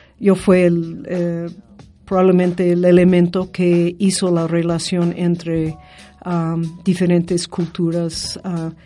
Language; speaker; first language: Spanish; non-native, fluent; English